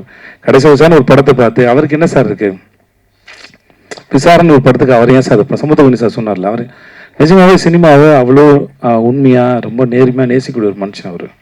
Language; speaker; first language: Tamil; native; Tamil